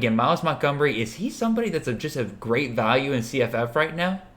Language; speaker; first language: English; native; English